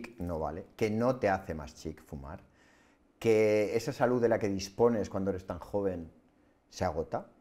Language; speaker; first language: Spanish; native; Spanish